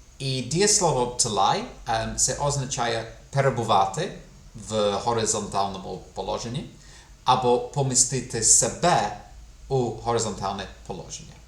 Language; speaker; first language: Ukrainian; non-native, fluent; English